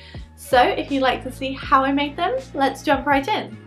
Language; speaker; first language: English; native; English